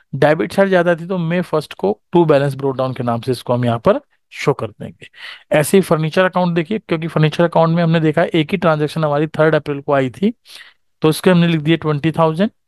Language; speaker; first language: Hindi; native; Hindi